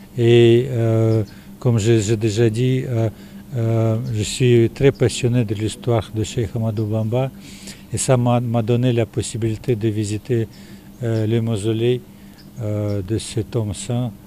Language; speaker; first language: French; non-native, fluent; Russian